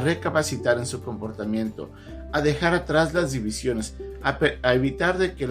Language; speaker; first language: Spanish; native; Spanish